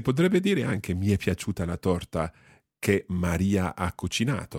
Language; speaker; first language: Italian; non-native, fluent; English